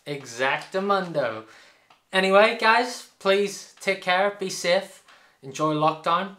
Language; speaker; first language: English; native; English